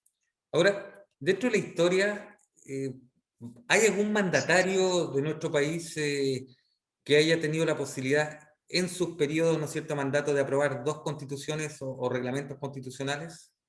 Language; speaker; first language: Spanish; native; Spanish